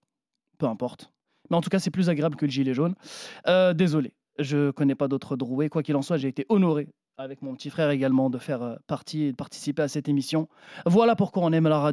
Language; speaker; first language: French; native; French